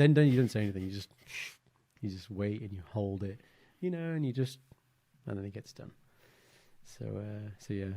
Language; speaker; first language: English; early bilingual, other home language; Punjabi